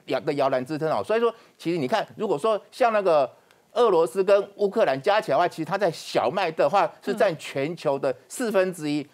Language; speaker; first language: Chinese; native; Chinese